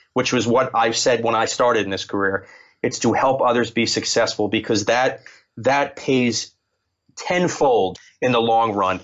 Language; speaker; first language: English; native; English